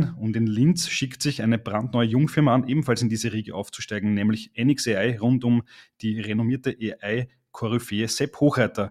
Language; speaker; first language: German; native; German